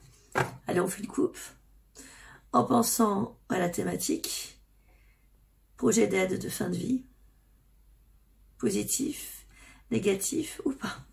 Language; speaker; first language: French; native; French